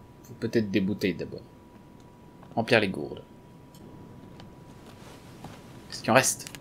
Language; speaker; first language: French; native; French